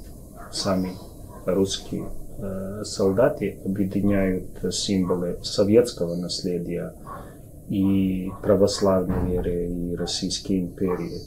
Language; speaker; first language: Russian; non-native, learner; Serbian